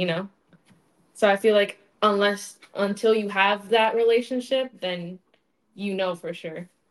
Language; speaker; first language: English; early bilingual, other home language; Spanish